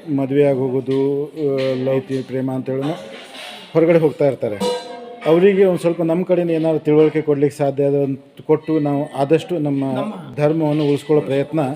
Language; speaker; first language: Kannada; native; Kannada